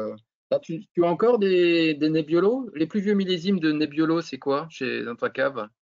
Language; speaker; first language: French; native; French